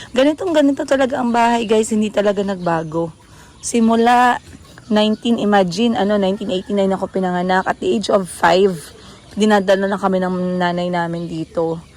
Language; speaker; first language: Filipino; non-native, local second language; Hiligaynon